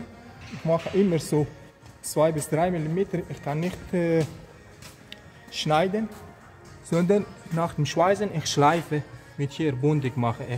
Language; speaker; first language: German; non-native, learner; Persian